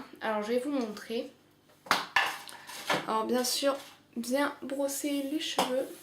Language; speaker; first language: French; native; French